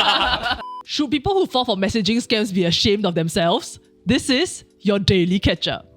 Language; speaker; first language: English; native; English